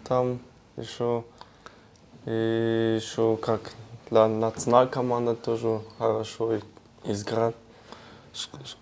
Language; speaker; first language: Russian; early bilingual, heritage; German